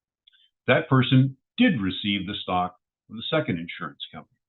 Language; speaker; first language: English; native; English